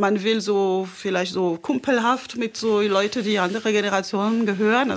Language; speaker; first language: German; non-native, fluent; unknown